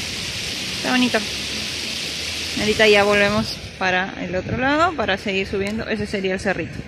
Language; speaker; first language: Spanish; native; Spanish